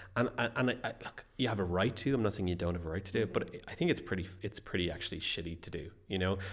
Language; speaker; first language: English; native; English